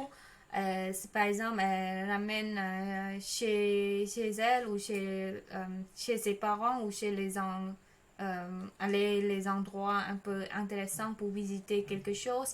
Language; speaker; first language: French; non-native, learner; Khmer